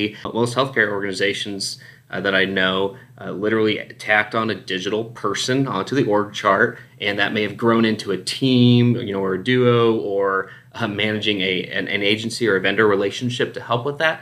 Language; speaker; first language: English; native; English